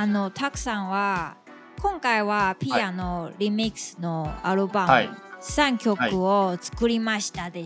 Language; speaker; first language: Japanese; non-native, fluent; Chinese